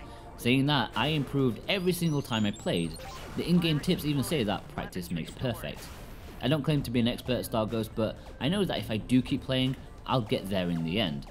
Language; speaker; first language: English; native; English